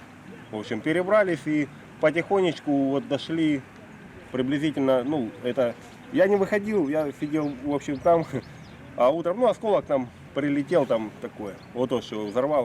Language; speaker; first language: Russian; native; Russian